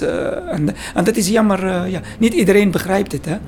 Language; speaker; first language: Dutch; non-native, learner; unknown